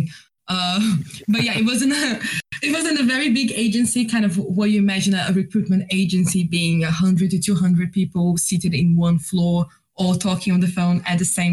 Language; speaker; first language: English; non-native, fluent; Portuguese